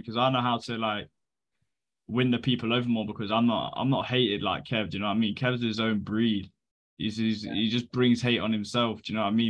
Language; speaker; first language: English; native; English